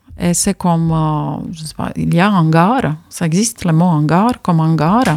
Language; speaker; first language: French; non-native, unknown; Latvian